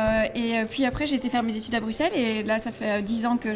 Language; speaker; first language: French; native; French